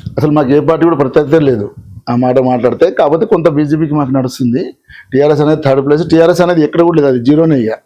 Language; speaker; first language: Telugu; non-native, local second language; Lambadi